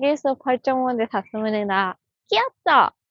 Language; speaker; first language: Korean; non-native, learner; Japanese